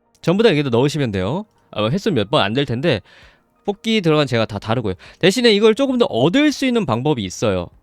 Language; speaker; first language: Korean; native; Korean